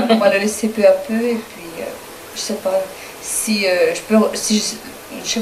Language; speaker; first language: French; non-native, learner; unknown